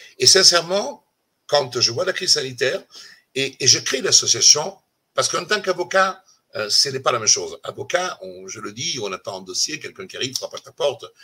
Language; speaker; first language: French; non-native, fluent; Italian